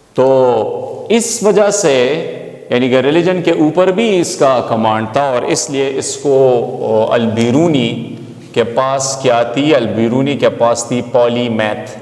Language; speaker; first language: Urdu; non-native, local second language; Pashto